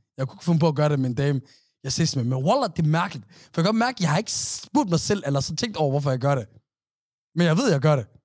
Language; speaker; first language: Danish; native; Danish